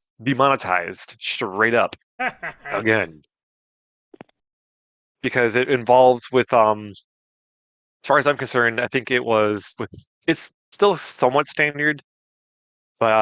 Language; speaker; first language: English; native; English